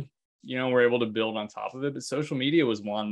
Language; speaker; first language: English; native; English